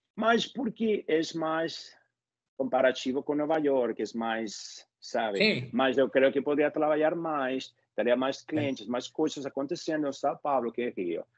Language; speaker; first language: Portuguese; non-native, learner; Spanish